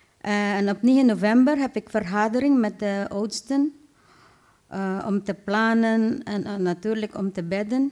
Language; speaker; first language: Dutch; non-native, fluent; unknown